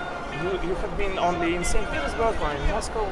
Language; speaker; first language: English; non-native, learner; Russian